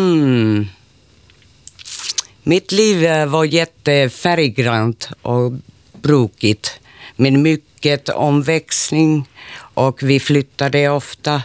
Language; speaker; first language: Swedish; non-native, local second language; Finnish